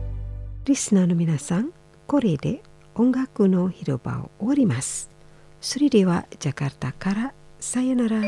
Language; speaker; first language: Japanese; non-native, fluent; Indonesian